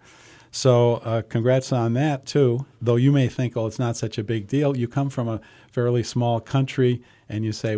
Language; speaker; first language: English; native; English